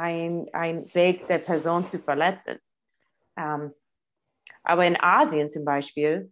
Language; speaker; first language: German; non-native, fluent; English